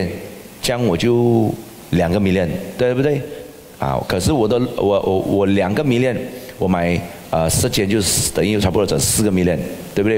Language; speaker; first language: Chinese; native; Chinese